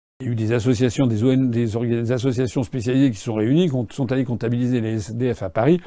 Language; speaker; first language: French; native; French